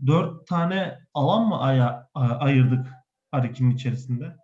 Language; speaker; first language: Turkish; native; Turkish